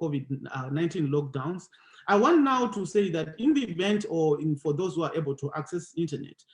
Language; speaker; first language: English; non-native, local second language; Shona